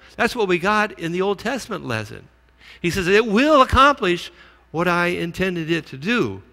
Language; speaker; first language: English; native; English